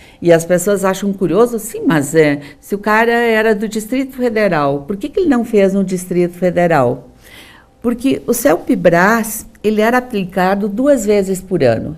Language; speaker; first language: Portuguese; native; Portuguese